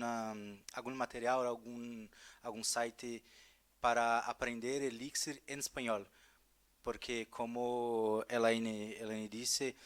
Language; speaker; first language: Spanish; non-native, learner; Portuguese